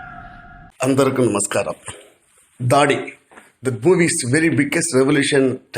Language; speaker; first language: Telugu; non-native, learner; Tamil